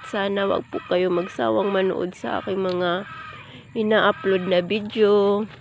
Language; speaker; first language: Filipino; non-native, local second language; Cebuano